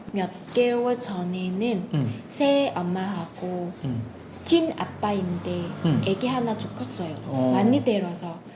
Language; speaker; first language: Korean; non-native, fluent; Vietnamese